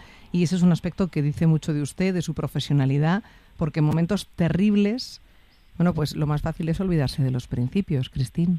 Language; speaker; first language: Spanish; native; Spanish